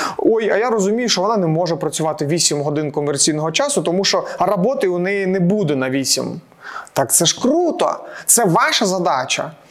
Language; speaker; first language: Ukrainian; non-native, local second language; Russian